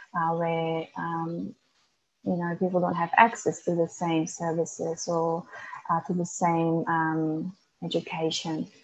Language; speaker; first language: English; non-native, fluent; Macedonian